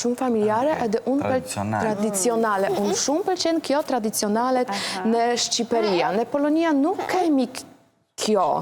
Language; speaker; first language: Albanian; non-native, learner; Polish